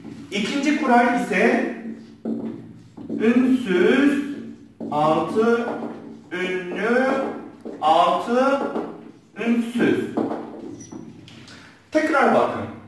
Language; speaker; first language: Turkish; non-native, fluent; Korean